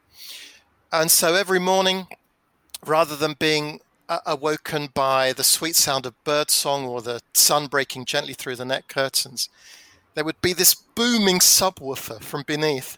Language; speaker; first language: English; native; English